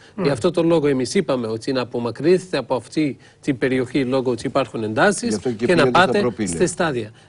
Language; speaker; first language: Greek; non-native, fluent; French